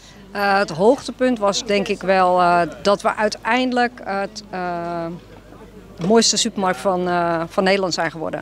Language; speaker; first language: Dutch; native; Dutch